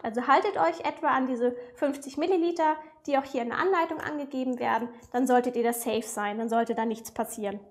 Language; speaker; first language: German; native; German